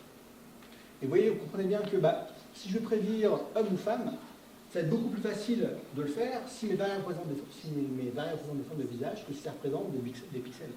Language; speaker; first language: French; native; French